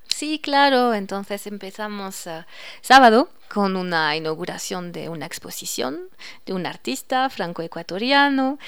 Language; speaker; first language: Spanish; non-native, fluent; French